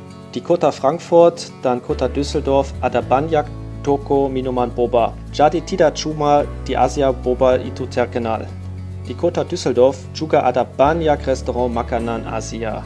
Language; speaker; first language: Indonesian; non-native, fluent; German